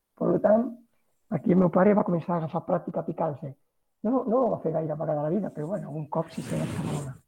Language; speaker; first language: Catalan; non-native, local second language; Spanish